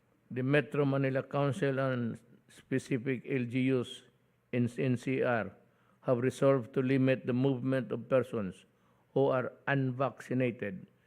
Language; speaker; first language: English; non-native, local second language; Cebuano